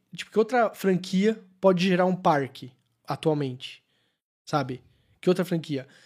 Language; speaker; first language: Portuguese; native; Portuguese